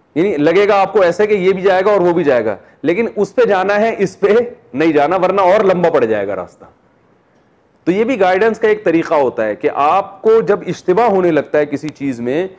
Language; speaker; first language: Urdu; native; Urdu